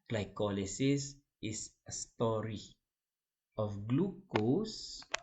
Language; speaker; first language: English; non-native, local second language; Filipino